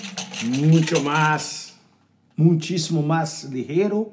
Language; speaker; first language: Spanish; non-native, learner; Portuguese